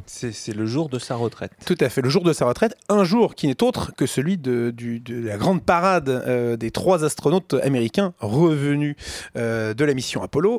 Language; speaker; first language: French; native; French